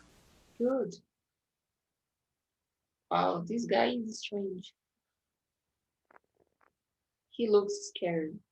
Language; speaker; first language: English; non-native, fluent; Portuguese